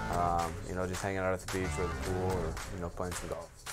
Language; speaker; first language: English; native; English